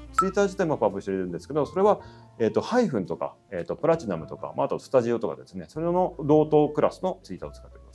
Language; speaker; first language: Japanese; native; Japanese